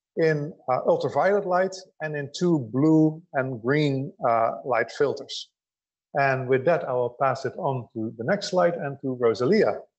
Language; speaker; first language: English; non-native, fluent; Dutch